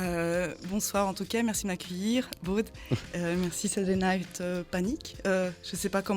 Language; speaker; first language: French; early bilingual, other home language; Khmer